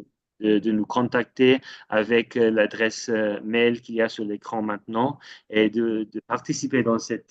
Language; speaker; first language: French; non-native, fluent; English